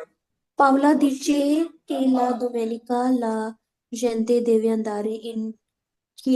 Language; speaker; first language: Italian; non-native, learner; Hindi